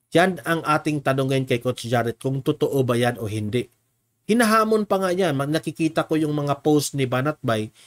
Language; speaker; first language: Filipino; non-native, local second language; Cebuano